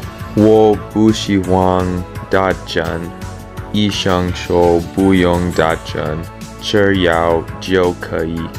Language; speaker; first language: Chinese; non-native, learner; English